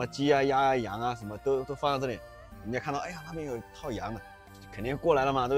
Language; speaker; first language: Chinese; native; Chinese